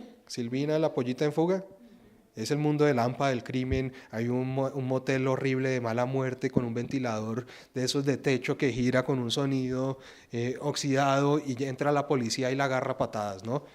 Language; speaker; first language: Spanish; native; Spanish